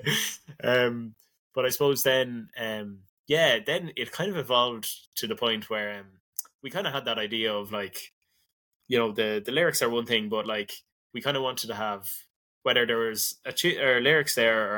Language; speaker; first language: English; native; English